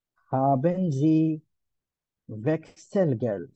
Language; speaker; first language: German; non-native, learner; Hindi